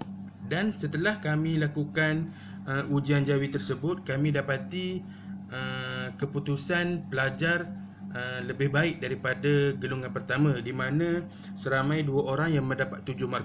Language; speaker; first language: Malay; native; Malay